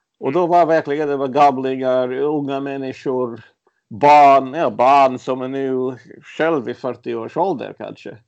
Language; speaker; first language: Swedish; early bilingual, other home language; Latvian